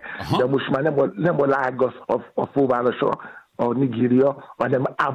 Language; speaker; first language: Hungarian; non-native, learner; Yoruba